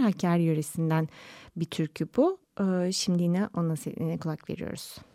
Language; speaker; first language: Turkish; native; Turkish